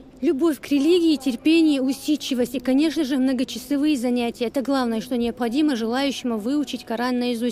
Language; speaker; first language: Russian; native; Russian